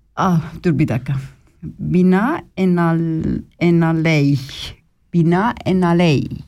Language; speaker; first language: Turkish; early bilingual, heritage; Turkish